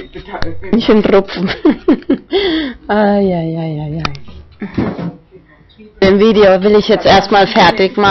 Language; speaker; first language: German; non-native, local second language; Spanish